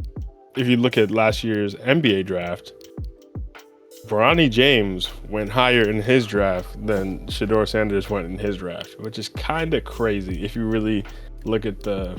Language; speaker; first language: English; native; English